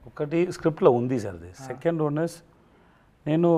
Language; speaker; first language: Telugu; non-native, learner; Tamil